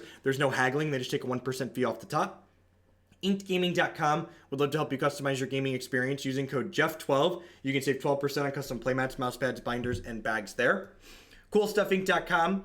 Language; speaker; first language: English; native; English